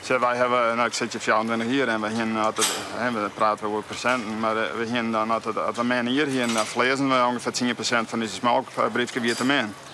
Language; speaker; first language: Dutch; non-native, local second language; Western Frisian